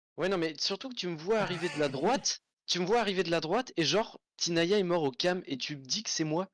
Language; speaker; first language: French; native; French